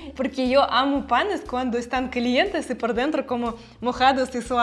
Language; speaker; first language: Spanish; non-native, fluent; Russian